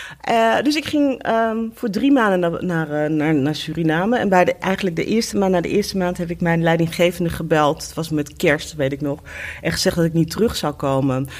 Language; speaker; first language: Dutch; native; Dutch